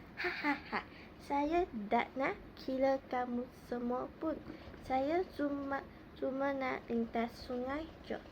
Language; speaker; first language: Malay; non-native, local second language; Chinese